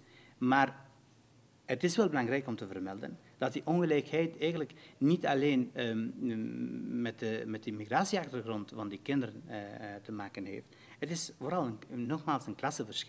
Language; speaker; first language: Dutch; non-native, fluent; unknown